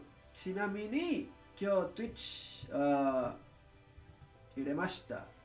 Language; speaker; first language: Japanese; non-native, learner; English